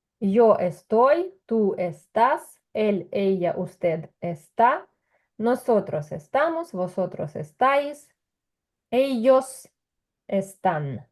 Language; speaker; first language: Spanish; non-native, fluent; Ukrainian